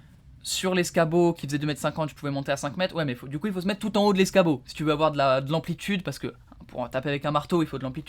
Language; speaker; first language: French; native; French